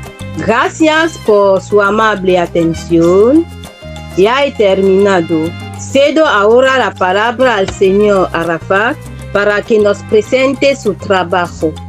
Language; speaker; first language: Spanish; non-native, fluent; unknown